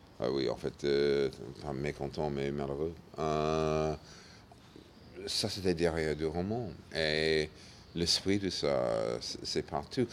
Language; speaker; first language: French; non-native, fluent; English